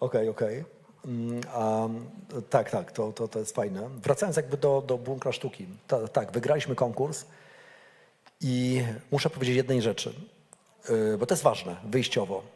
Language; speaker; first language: Polish; native; Polish